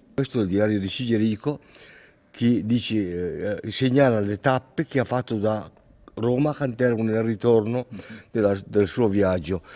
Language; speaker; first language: Italian; native; Italian